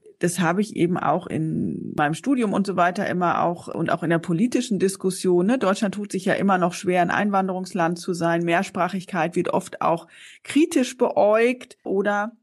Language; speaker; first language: German; native; German